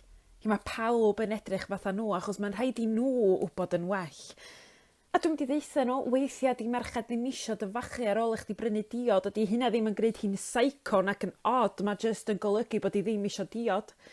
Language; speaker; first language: Welsh; native; Welsh